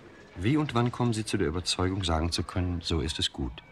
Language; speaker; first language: German; native; German